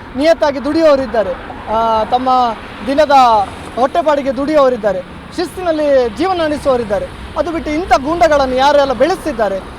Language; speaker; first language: Kannada; non-native, local second language; Tulu